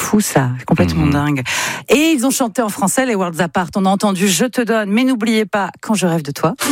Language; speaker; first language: French; native; French